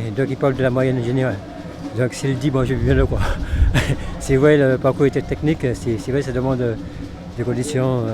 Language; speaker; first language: French; native; French